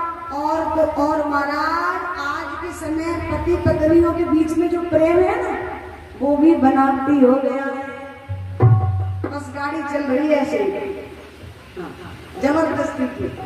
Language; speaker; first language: Hindi; native; Hindi